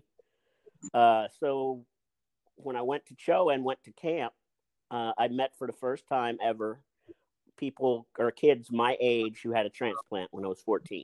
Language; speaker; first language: English; native; English